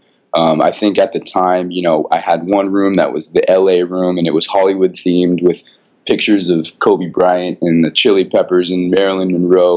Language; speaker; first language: English; native; English